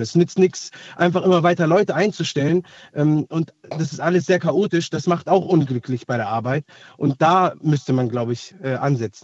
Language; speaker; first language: German; native; German